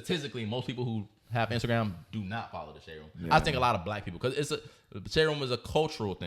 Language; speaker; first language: English; native; English